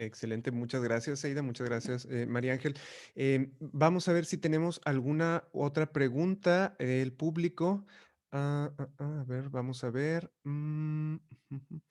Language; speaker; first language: Spanish; native; Spanish